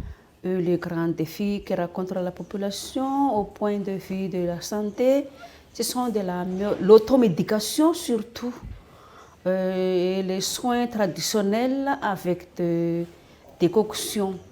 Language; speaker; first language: French; non-native, local second language; Malagasy